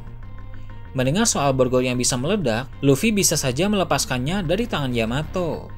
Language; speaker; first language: Indonesian; native; Indonesian